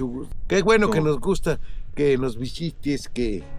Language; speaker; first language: Spanish; native; Spanish